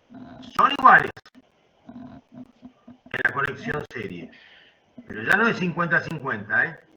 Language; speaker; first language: Spanish; native; Spanish